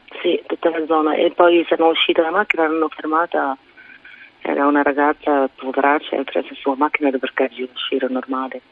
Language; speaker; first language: Italian; non-native, fluent; Arabic